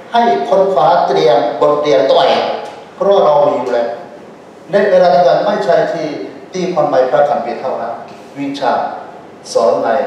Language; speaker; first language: Thai; non-native, fluent; Korean